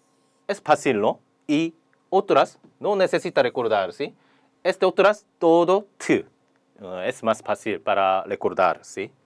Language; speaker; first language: Spanish; non-native, learner; Korean